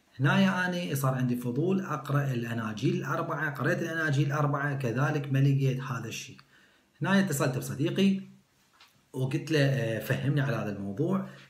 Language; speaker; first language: Arabic; non-native, local second language; Kurdish